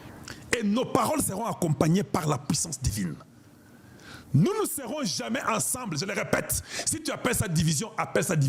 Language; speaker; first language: French; non-native, local second language; Lingala